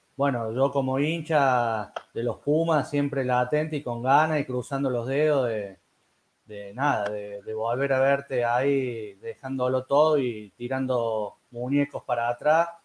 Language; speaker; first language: Spanish; native; Spanish